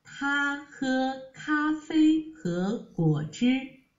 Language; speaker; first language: Chinese; non-native, learner; Vietnamese